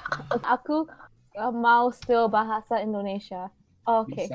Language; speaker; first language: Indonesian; early bilingual, heritage; Indonesian